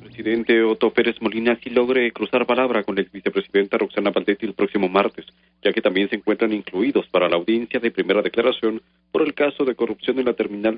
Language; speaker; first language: Spanish; native; Spanish